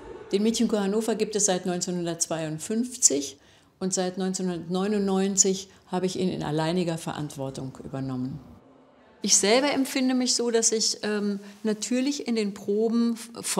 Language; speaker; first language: German; native; German